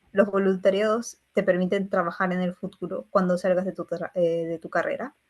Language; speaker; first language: Spanish; native; Spanish